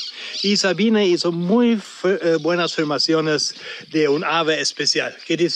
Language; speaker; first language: Spanish; non-native, local second language; German